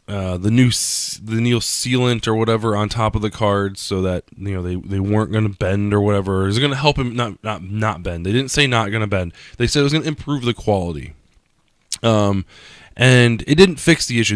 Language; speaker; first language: English; native; English